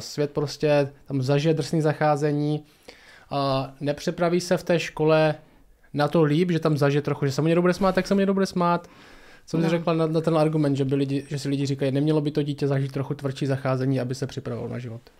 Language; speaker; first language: Czech; native; Czech